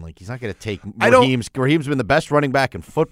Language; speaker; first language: English; native; English